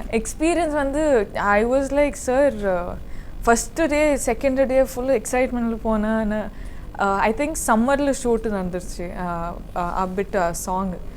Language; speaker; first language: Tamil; non-native, learner; Kannada